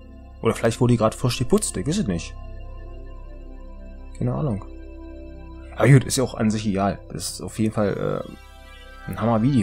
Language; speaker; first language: German; native; German